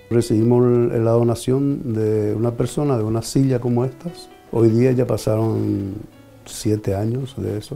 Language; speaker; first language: Spanish; native; Spanish